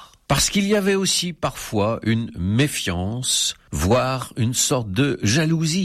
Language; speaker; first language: French; native; French